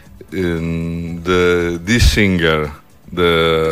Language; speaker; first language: English; non-native, learner; Italian